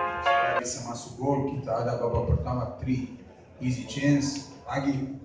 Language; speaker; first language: Indonesian; non-native, fluent; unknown